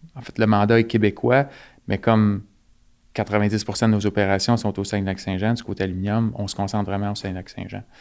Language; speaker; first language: French; native; French